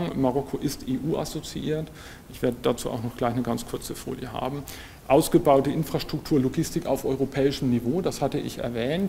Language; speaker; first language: German; native; German